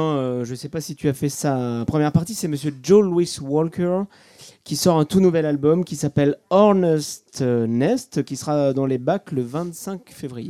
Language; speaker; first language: French; native; French